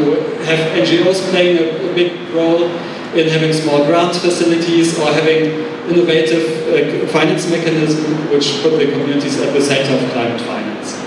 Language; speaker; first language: English; non-native, fluent; German